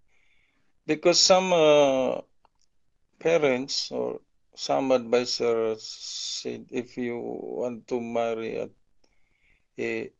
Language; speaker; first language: English; non-native, local second language; Filipino